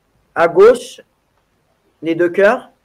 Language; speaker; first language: French; native; French